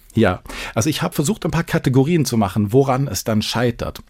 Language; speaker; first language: German; non-native, fluent; Swedish